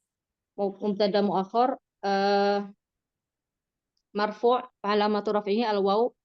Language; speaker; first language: Arabic; non-native, learner; Indonesian